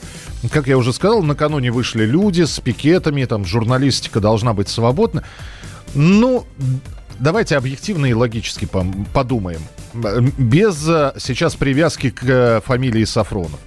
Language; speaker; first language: Russian; native; Russian